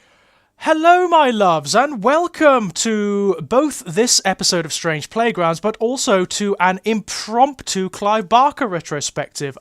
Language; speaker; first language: English; native; English